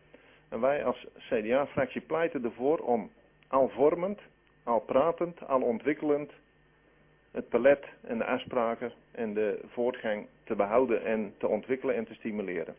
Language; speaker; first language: Dutch; native; Dutch